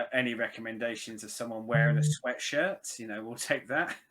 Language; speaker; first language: English; native; English